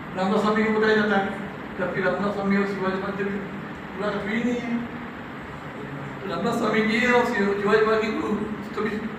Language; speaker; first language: Hindi; non-native, local second language; Marathi